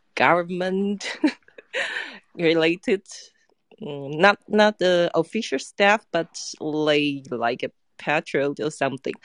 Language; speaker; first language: English; non-native, fluent; Chinese